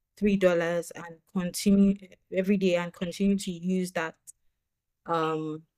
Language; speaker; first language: English; non-native, local second language; Yoruba